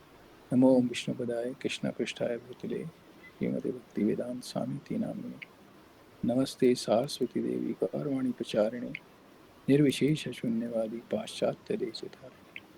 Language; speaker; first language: Hindi; native; Hindi